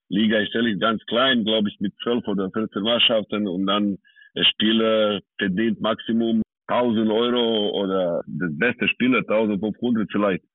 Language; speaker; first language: German; non-native, fluent; Serbian